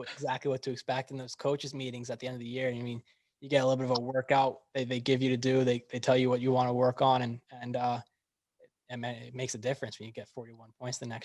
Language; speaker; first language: English; native; English